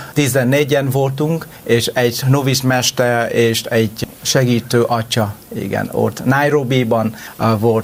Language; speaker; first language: Hungarian; non-native, learner; Vietnamese